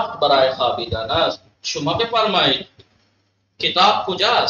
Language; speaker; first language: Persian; non-native, fluent; Urdu